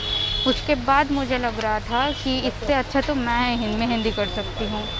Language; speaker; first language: Hindi; non-native, local second language; Bangla